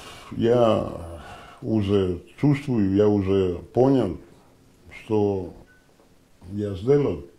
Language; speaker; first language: Russian; non-native, learner; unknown